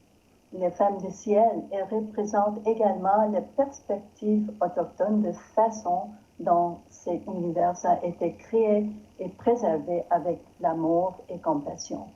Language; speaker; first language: French; non-native, learner; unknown